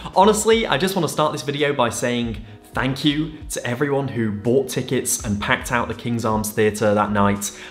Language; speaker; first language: English; native; English